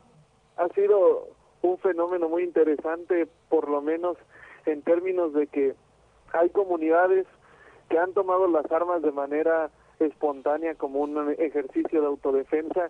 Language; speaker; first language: Spanish; native; Spanish